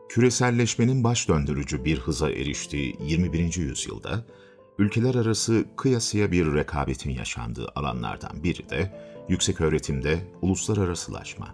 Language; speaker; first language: Turkish; native; Turkish